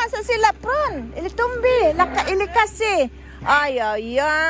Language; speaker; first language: French; non-native, learner; Filipino